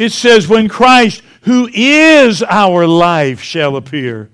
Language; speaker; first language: English; native; English